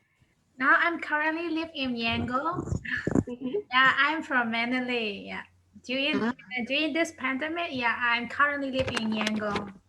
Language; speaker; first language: English; non-native, learner; Burmese